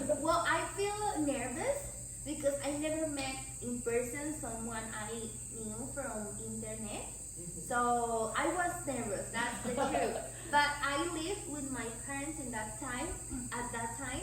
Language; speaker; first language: English; non-native, learner; Spanish